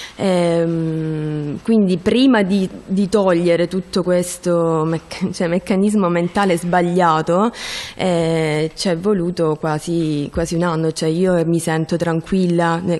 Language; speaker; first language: Italian; native; Italian